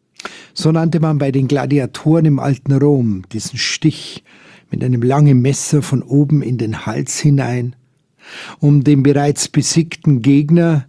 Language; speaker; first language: German; native; German